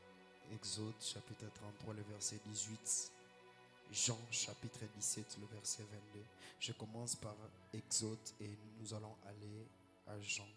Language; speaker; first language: French; non-native, local second language; Lingala